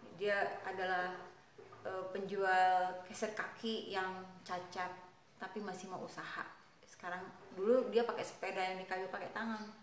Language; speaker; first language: Indonesian; native; Indonesian